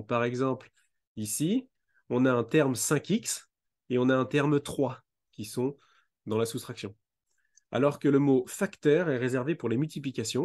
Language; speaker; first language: French; native; French